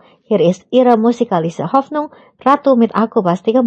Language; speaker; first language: German; non-native, fluent; Indonesian